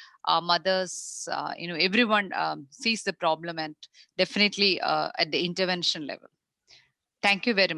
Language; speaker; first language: English; non-native, local second language; Malayalam